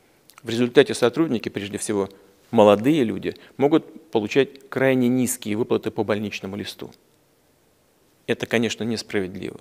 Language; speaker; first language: Russian; native; Russian